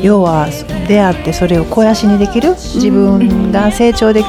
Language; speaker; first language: Japanese; native; Japanese